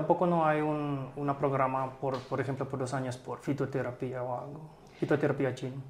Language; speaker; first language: Spanish; non-native, fluent; English